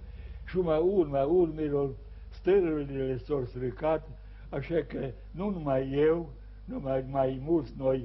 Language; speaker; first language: Romanian; non-native, local second language; Serbian